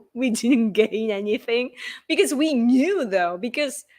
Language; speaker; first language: English; non-native, fluent; Japanese